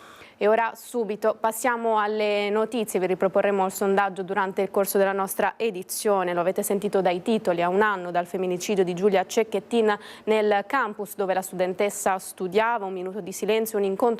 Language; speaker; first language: Italian; native; Italian